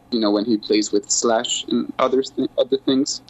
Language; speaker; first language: English; non-native, fluent; French